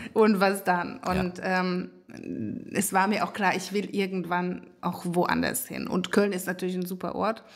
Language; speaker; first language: German; non-native, fluent; Hungarian